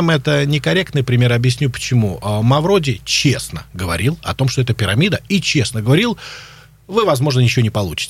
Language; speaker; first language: Russian; native; Russian